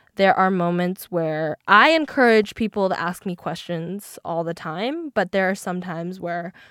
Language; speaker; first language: English; early bilingual, other home language; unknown